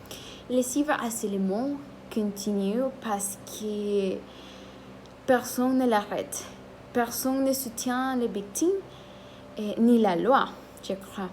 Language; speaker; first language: French; non-native, learner; Spanish